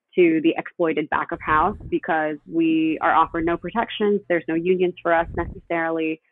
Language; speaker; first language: English; early bilingual, other home language; Spanish